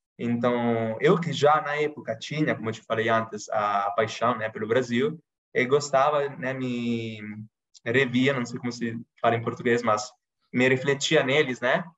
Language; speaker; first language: Portuguese; non-native, fluent; Italian